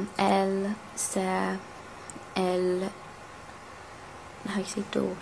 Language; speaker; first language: Spanish; non-native, learner; English